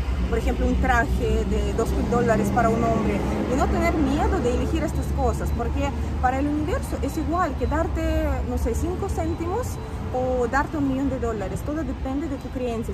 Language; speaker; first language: Spanish; native; Spanish